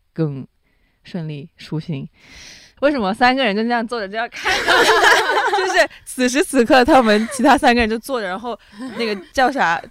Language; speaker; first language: Chinese; non-native, local second language; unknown